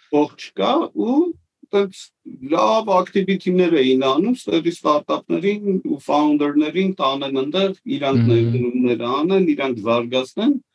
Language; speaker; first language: Armenian; native; Armenian